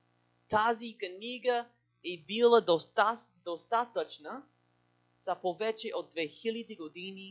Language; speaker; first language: Bulgarian; non-native, learner; English